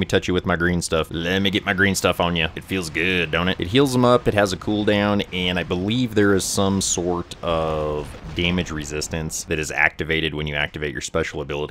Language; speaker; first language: English; native; English